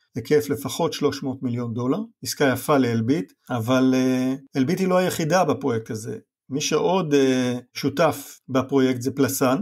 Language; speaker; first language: Hebrew; native; Hebrew